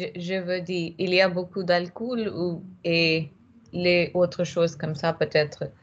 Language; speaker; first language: French; non-native, learner; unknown